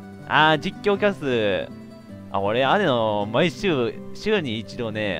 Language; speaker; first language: Japanese; native; Japanese